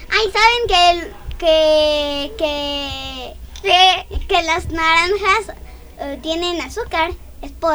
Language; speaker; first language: Spanish; early bilingual, other home language; French